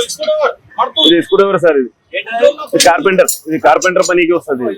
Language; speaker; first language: Telugu; non-native, local second language; Urdu